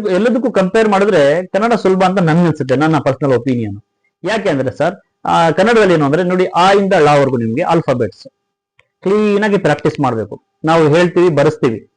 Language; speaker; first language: Kannada; non-native, local second language; Urdu